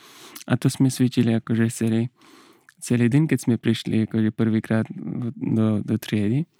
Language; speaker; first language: Slovak; non-native, learner; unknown